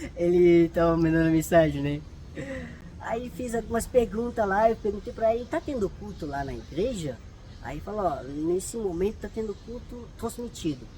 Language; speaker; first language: Portuguese; non-native, fluent; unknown